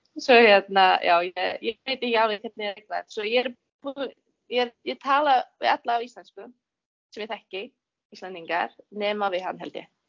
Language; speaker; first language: Icelandic; non-native, fluent; Czech